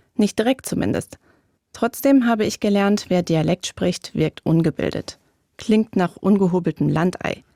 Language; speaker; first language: German; native; German